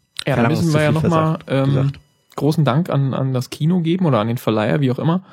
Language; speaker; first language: German; native; German